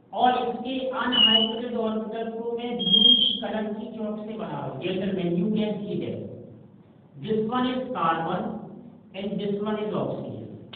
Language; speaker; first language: Hindi; native; Hindi